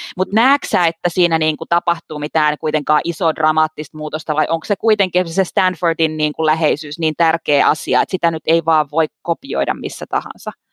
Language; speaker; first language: Finnish; native; Finnish